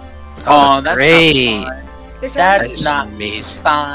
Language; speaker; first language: English; native; English